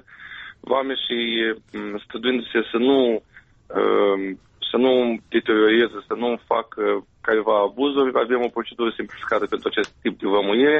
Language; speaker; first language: Romanian; native; Romanian